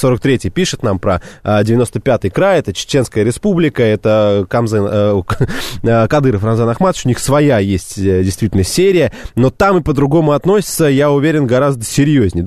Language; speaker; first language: Russian; native; Russian